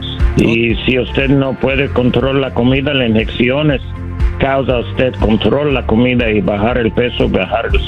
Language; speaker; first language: Spanish; non-native, learner; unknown